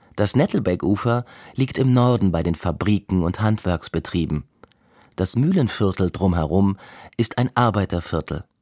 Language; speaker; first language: German; native; German